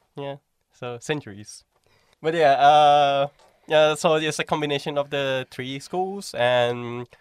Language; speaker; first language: English; non-native, fluent; Thai